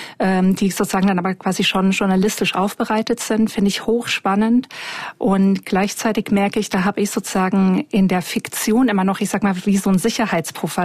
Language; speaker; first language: German; native; German